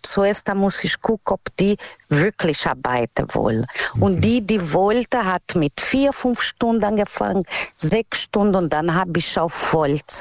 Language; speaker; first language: German; non-native, learner; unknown